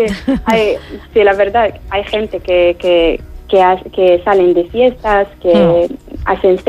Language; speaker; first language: Spanish; non-native, fluent; Arabic